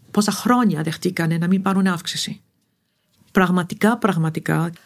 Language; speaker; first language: Greek; non-native, fluent; Arabic